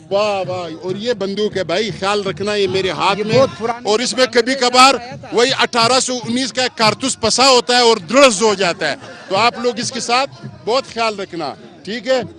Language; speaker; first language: Urdu; non-native, local second language; Pashto